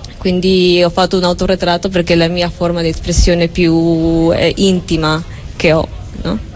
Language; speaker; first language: Italian; non-native, fluent; Spanish